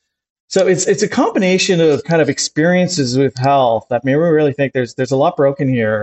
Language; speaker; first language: English; native; English